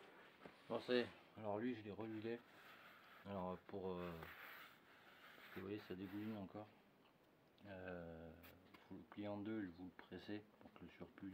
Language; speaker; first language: French; native; French